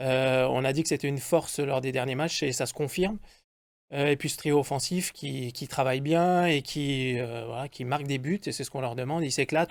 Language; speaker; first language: French; native; French